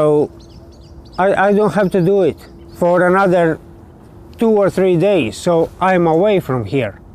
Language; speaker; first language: English; non-native, learner; Latvian